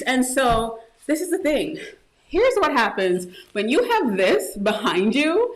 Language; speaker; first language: English; native; English